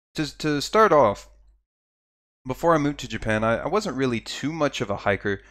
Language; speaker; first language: English; native; English